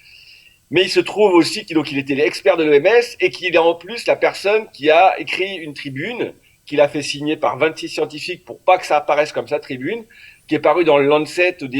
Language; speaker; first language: French; native; French